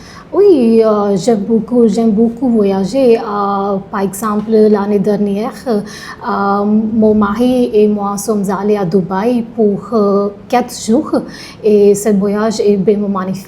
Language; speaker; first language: French; non-native, learner; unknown